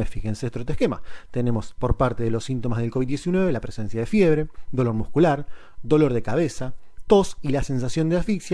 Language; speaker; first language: Spanish; native; Spanish